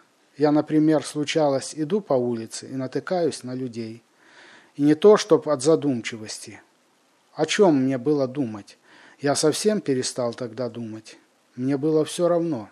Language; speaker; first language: Russian; native; Russian